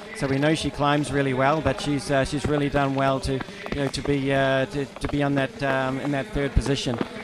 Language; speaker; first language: English; native; English